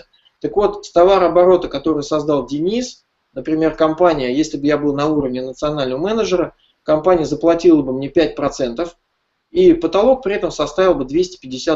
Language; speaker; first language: Russian; native; Russian